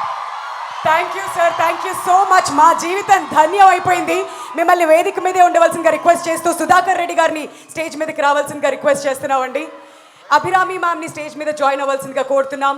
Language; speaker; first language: Telugu; native; Telugu